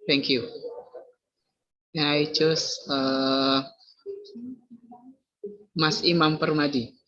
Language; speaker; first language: English; non-native, learner; Indonesian